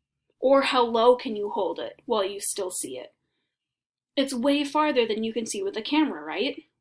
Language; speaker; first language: English; native; English